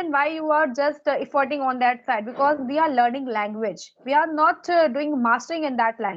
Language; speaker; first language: English; non-native, local second language; Hindi